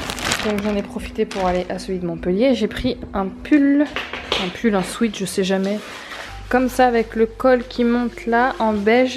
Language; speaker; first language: French; native; French